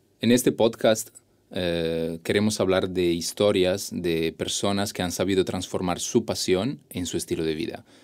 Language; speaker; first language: Spanish; non-native, fluent; Italian